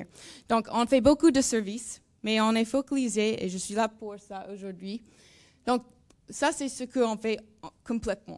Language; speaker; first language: French; non-native, learner; English